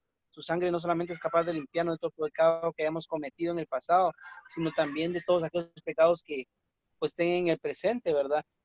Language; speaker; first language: Spanish; native; Spanish